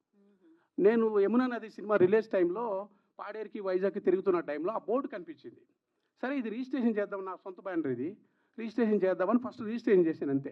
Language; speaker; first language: Telugu; native; Telugu